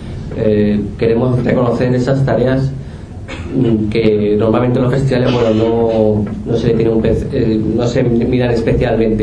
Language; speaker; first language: Spanish; native; Spanish